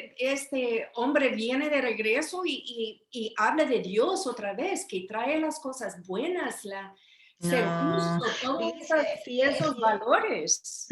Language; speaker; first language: Spanish; early bilingual, heritage; Spanish